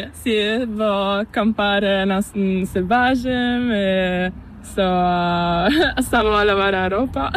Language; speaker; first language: Spanish; non-native, learner; Italian